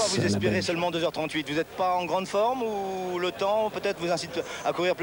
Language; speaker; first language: French; native; French